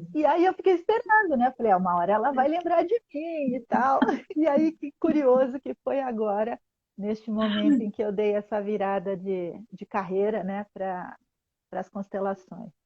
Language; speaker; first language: Portuguese; native; Portuguese